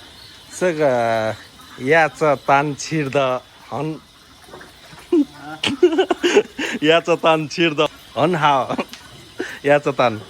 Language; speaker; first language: Chinese; non-native, learner; Nepali